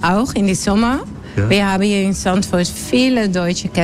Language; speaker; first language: German; non-native, learner; Dutch